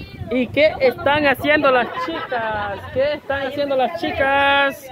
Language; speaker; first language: Spanish; native; Spanish